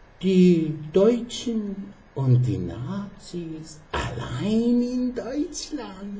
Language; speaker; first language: German; non-native, fluent; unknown